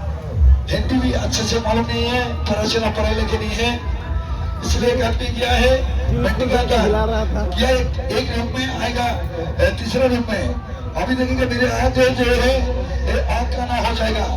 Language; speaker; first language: Hindi; non-native, local second language; Bangla